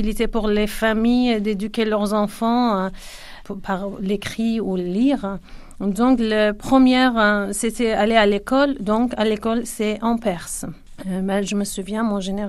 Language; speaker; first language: French; non-native, fluent; Kurdish